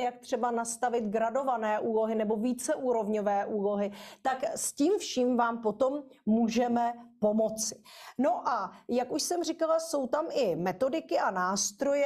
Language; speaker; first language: Czech; native; Czech